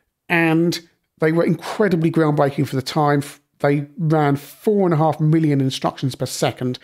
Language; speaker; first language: English; native; English